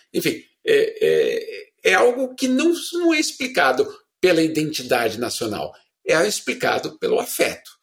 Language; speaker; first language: Portuguese; native; Portuguese